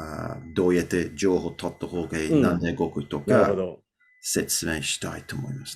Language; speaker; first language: Japanese; non-native, learner; English